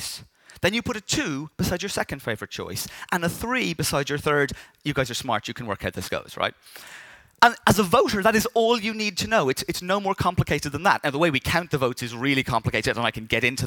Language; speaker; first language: English; native; English